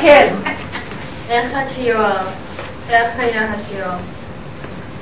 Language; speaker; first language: Hebrew; non-native, learner; English